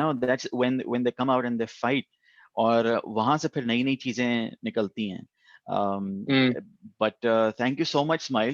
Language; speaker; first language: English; non-native, local second language; Hindi